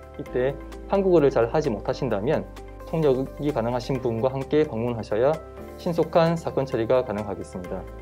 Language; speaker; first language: Korean; native; Korean